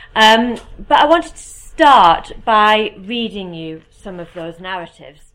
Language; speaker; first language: English; native; English